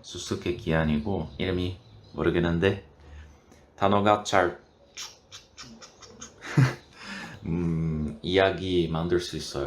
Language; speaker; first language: Korean; non-native, learner; Portuguese